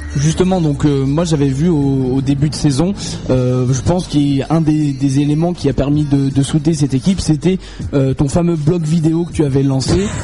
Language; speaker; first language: French; native; French